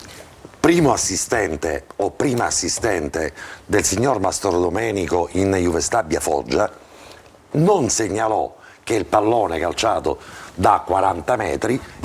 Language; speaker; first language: Italian; native; Italian